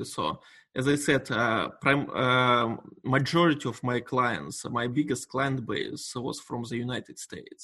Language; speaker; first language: English; non-native, fluent; Russian